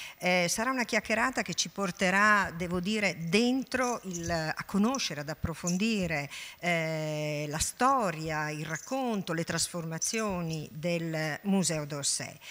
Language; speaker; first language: Italian; native; Italian